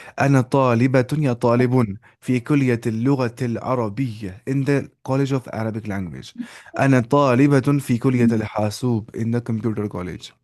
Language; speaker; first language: Arabic; non-native, fluent; Urdu